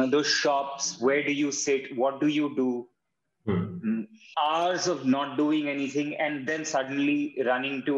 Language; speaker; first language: English; non-native, local second language; Hindi